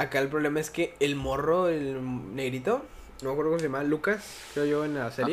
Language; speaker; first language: Spanish; native; Spanish